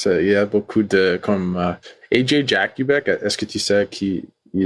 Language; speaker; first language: French; non-native, learner; English